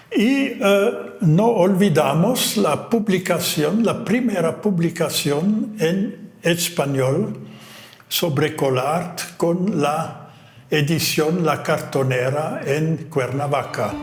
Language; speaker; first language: Spanish; non-native, fluent; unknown